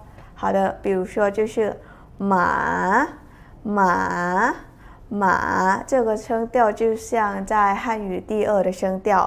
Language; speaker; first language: Chinese; non-native, fluent; Thai